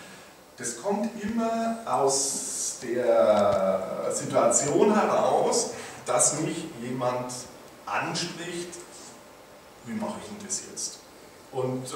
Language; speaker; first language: German; native; German